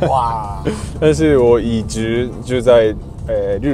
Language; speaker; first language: Chinese; non-native, learner; Japanese